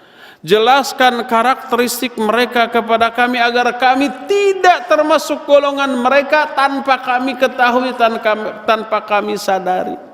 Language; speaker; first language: Indonesian; native; Indonesian